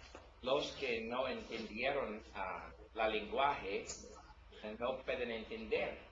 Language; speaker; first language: Spanish; non-native, learner; English